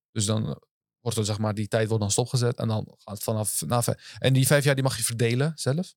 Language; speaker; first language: Dutch; early bilingual, other home language; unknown